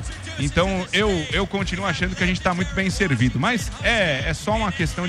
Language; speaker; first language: Portuguese; native; Portuguese